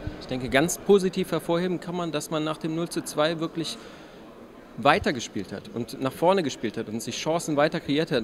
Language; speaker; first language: German; native; German